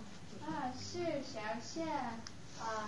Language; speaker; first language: Chinese; non-native, learner; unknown